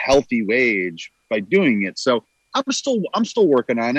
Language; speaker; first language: English; native; English